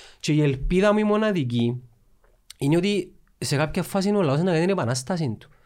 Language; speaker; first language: Greek; early bilingual, other home language; Russian